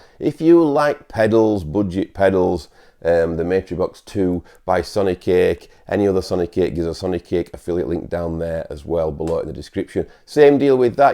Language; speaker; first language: English; native; English